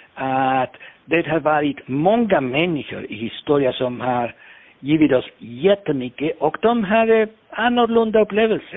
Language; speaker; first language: Swedish; non-native, fluent; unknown